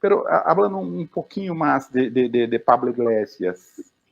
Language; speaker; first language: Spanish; non-native, fluent; Portuguese